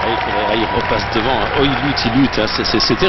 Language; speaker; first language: French; native; French